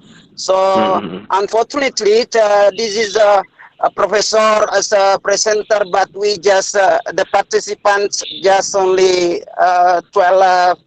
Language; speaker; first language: English; non-native, learner; Indonesian